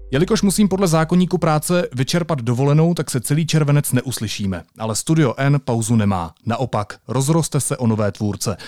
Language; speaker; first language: Czech; native; Czech